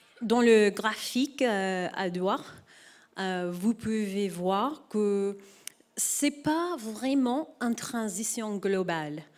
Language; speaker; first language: French; non-native, learner; English